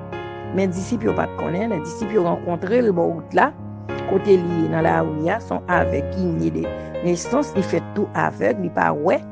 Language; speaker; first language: French; non-native, local second language; Haitian Creole